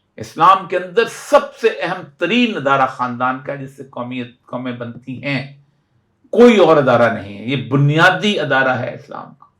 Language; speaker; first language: Urdu; non-native, local second language; Punjabi